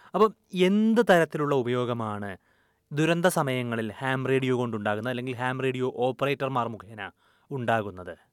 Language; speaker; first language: Malayalam; native; Malayalam